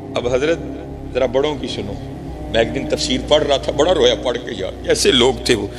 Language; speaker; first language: Urdu; non-native, local second language; Punjabi